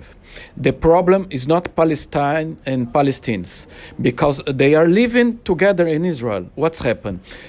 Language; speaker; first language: English; non-native, learner; Portuguese